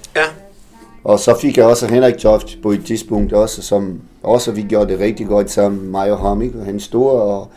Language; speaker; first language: Danish; non-native, fluent; Portuguese